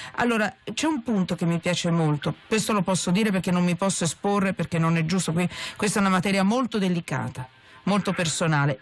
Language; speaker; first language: Italian; native; Italian